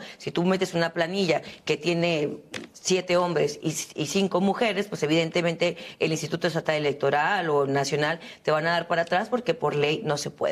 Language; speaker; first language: Spanish; native; Spanish